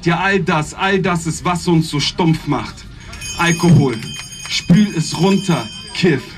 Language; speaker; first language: German; native; German